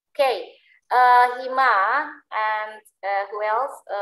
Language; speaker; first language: English; non-native, learner; Indonesian